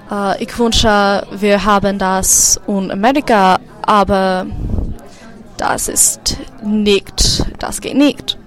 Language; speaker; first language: German; non-native, learner; English